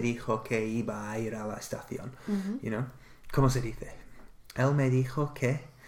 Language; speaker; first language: Spanish; non-native, fluent; English